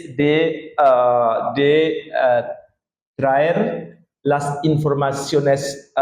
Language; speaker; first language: Spanish; non-native, learner; Indonesian